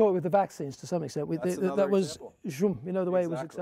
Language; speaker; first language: English; native; English